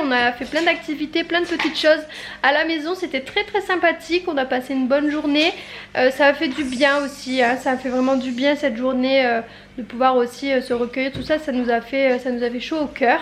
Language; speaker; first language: French; native; French